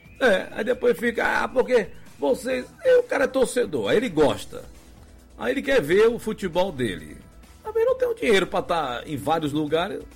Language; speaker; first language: Portuguese; native; Portuguese